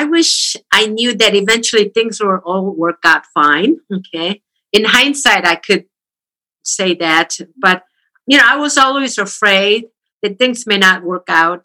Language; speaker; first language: English; non-native, fluent; Korean